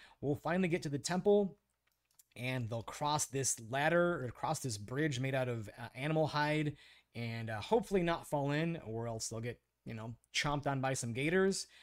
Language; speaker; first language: English; native; English